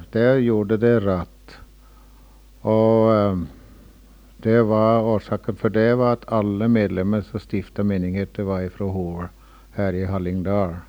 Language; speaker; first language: Norwegian; early bilingual, heritage; Norwegian